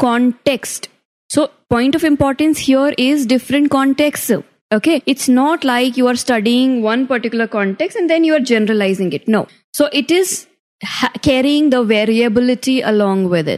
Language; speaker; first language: English; non-native, local second language; Hindi